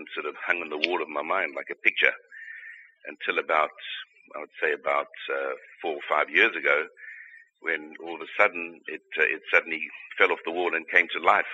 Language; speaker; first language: English; native; English